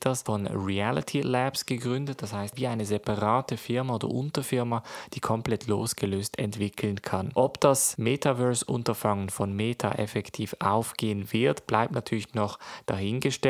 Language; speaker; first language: German; native; German